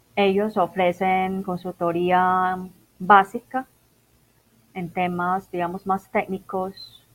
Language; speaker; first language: Spanish; non-native, fluent; Cantonese